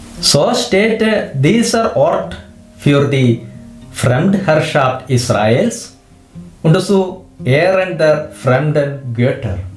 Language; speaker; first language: German; non-native, fluent; Malayalam